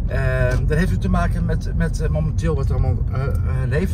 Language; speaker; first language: Dutch; native; Dutch